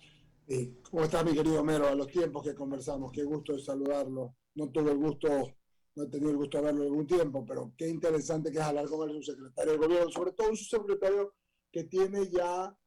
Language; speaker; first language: Spanish; native; Spanish